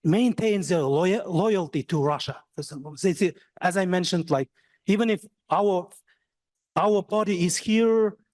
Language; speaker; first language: English; non-native, fluent; Kazakh